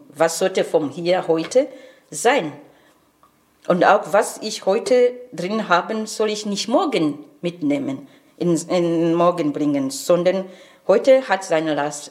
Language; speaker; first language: German; non-native, fluent; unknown